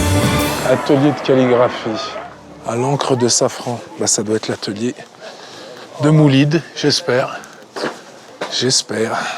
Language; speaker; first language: French; native; French